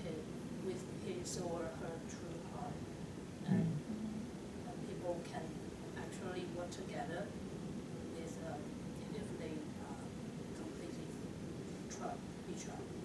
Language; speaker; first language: English; non-native, learner; Chinese